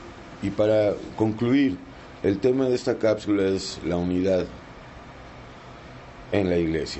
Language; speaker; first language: Spanish; native; Spanish